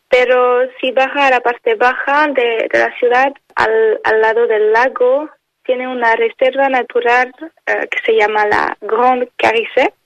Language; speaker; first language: Spanish; non-native, fluent; French